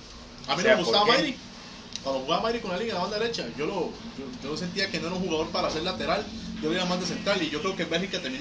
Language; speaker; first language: Spanish; native; Spanish